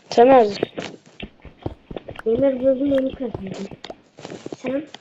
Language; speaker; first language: Turkish; native; Turkish